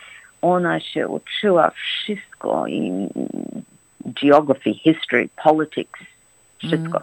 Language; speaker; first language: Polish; early bilingual, heritage; Polish